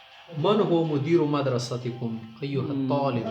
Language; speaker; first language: Arabic; non-native, fluent; Urdu